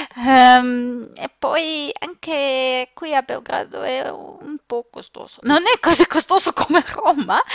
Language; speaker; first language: Italian; non-native, fluent; Serbian